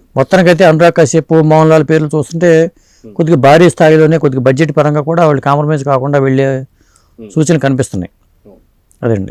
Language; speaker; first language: Telugu; native; Telugu